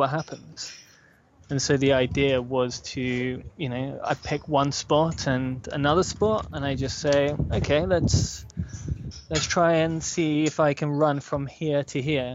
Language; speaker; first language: English; native; English